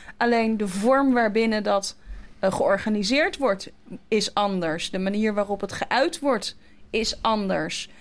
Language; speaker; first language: Dutch; native; Dutch